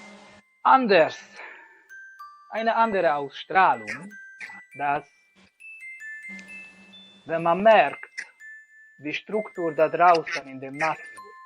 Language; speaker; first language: German; non-native, learner; Hungarian